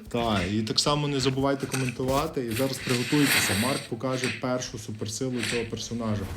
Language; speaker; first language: Ukrainian; native; Ukrainian